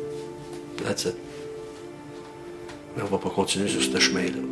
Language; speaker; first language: French; native; French